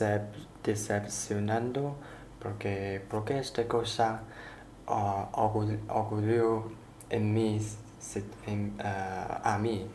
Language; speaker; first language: Spanish; non-native, learner; Chinese